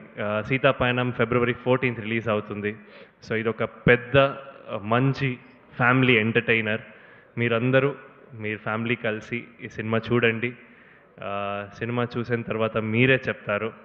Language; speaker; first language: Telugu; non-native, learner; Kannada